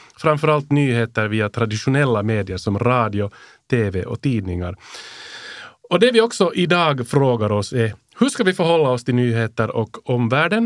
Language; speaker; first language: Swedish; native; Swedish